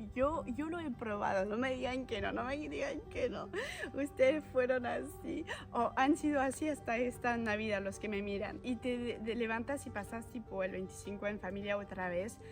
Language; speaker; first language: Spanish; non-native, fluent; French